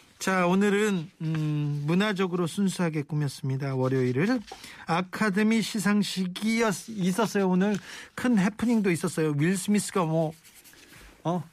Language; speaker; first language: Korean; native; Korean